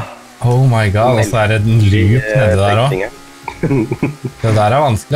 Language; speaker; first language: Norwegian; native; Norwegian